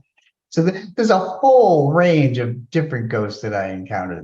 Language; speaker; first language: English; native; English